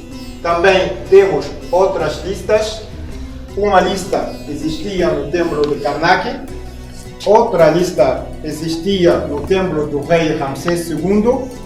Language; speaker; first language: Portuguese; non-native, fluent; Arabic